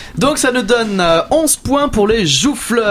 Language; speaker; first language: French; native; French